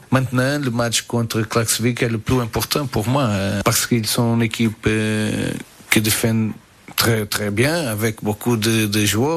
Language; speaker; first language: French; non-native, fluent; Portuguese